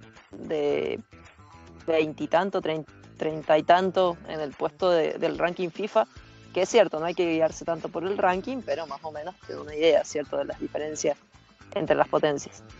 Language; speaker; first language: Spanish; native; Spanish